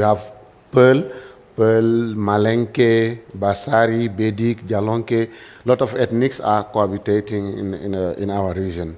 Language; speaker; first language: English; non-native, learner; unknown